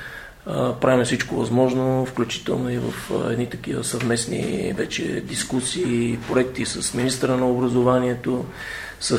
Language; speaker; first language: Bulgarian; native; Bulgarian